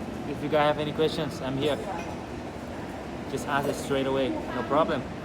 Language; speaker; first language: English; non-native, fluent; Thai